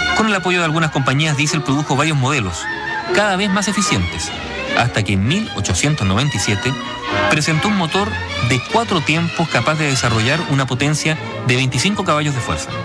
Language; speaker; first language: Spanish; native; Spanish